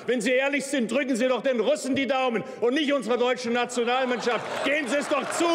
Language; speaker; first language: German; native; German